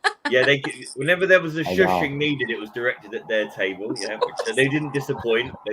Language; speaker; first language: English; native; English